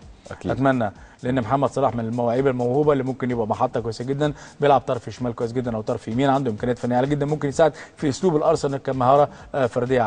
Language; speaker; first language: Arabic; native; Arabic